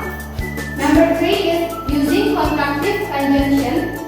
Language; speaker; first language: English; non-native, local second language; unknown